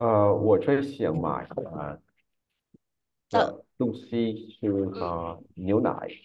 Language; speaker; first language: Chinese; non-native, learner; Vietnamese